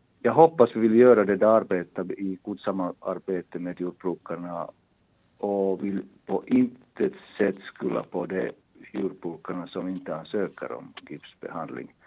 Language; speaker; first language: Swedish; non-native, local second language; Finnish